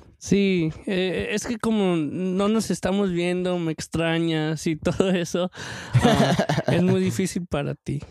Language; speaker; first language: Spanish; early bilingual, other home language; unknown